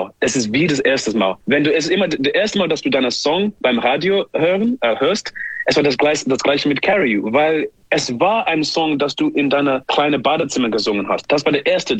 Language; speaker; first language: German; non-native, learner; English